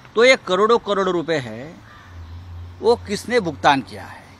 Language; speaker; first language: Hindi; non-native, local second language; Marathi